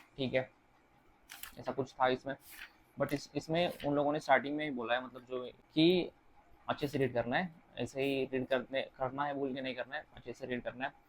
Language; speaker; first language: Hindi; non-native, local second language; Marathi